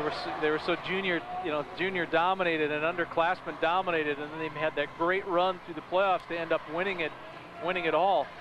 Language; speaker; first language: English; native; English